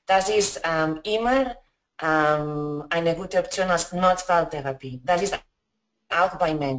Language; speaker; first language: German; non-native, fluent; Spanish